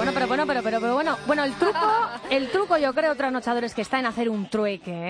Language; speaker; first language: Spanish; native; Spanish